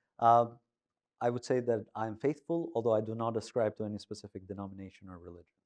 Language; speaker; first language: English; non-native, fluent; Albanian